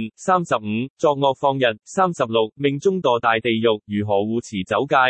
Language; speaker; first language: Chinese; non-native, local second language; Cantonese